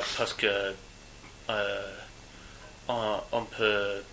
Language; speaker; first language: French; non-native, learner; English